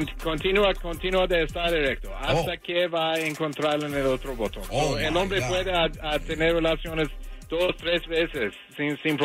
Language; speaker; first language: Spanish; early bilingual, heritage; English